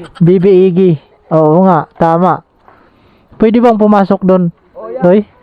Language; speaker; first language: Filipino; non-native, local second language; Waray